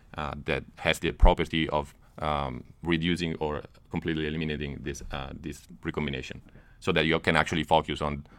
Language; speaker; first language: English; non-native, fluent; Italian